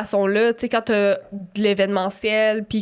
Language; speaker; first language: French; native; French